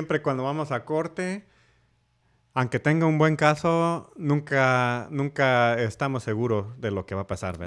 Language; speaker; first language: Spanish; early bilingual, heritage; English